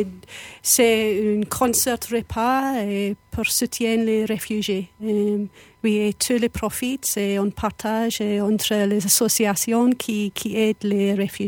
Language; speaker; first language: French; non-native, fluent; English